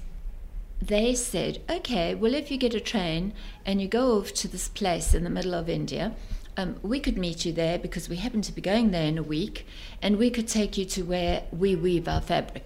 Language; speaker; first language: English; native; English